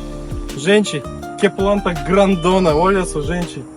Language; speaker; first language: Portuguese; non-native, learner; Russian